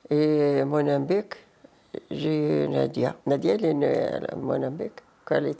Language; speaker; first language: French; non-native, learner; Arabic